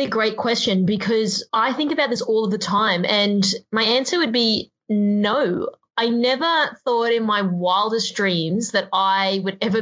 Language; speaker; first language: English; native; English